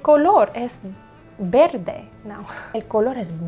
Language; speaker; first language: Spanish; non-native, learner; English